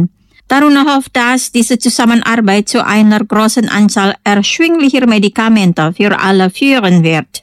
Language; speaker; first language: German; non-native, fluent; Indonesian